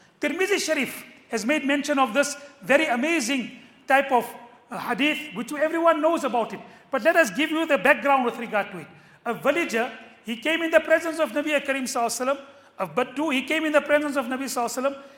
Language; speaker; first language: English; native; English